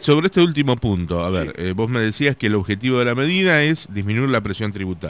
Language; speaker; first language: Spanish; native; Spanish